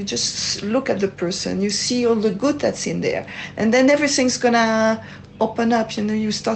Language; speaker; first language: English; non-native, fluent; French